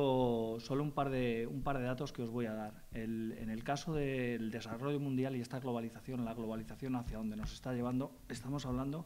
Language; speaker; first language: Spanish; native; Spanish